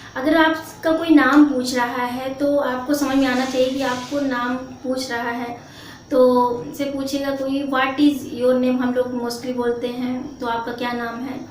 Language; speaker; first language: Hindi; native; Hindi